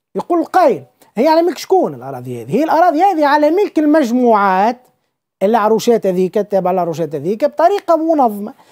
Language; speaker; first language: Arabic; native; Arabic